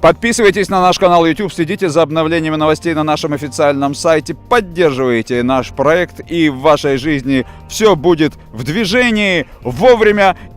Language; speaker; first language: Russian; native; Russian